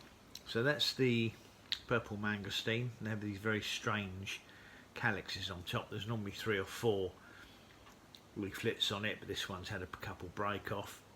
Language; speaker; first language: English; native; English